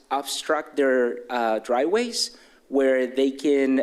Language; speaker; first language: English; non-native, fluent; Spanish